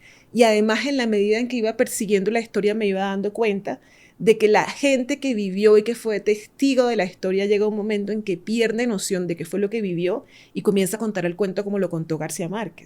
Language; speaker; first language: Spanish; native; Spanish